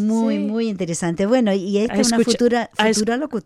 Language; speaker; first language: Spanish; native; Spanish